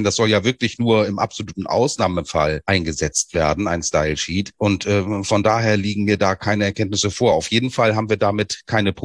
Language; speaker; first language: German; native; German